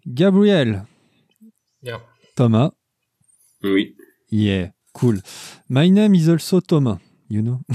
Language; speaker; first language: English; non-native, learner; French